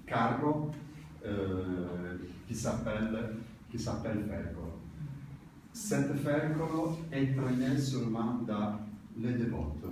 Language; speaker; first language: French; non-native, learner; Italian